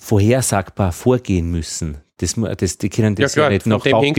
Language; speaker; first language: German; native; German